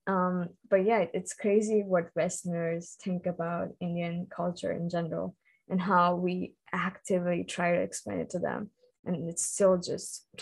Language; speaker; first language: English; non-native, local second language; Hindi